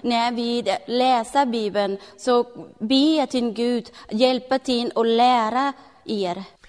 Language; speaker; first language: Swedish; non-native, learner; Thai